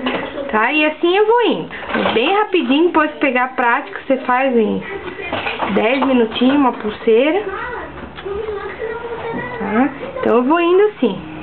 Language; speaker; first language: Portuguese; native; Portuguese